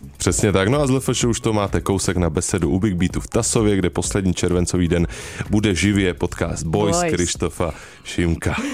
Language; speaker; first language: Czech; native; Czech